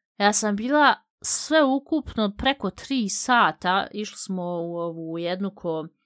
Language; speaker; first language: Bosnian; early bilingual, heritage; Bosnian